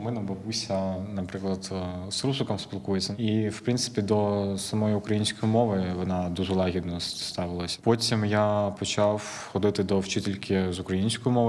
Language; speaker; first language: Ukrainian; non-native, local second language; Russian